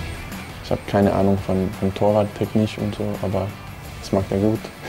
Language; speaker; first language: German; non-native, fluent; Danish